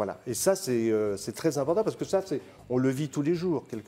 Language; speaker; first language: French; native; French